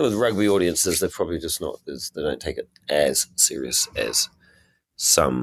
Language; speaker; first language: English; native; English